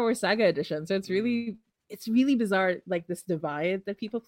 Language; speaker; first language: English; non-native, local second language; Filipino